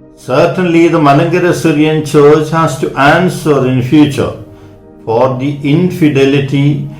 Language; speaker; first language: English; non-native, local second language; Malayalam